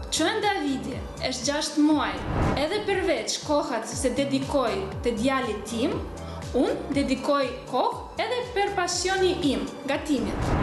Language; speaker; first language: Albanian; non-native, learner; Russian